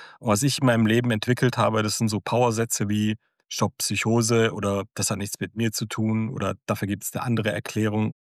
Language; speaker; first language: German; early bilingual, other home language; Croatian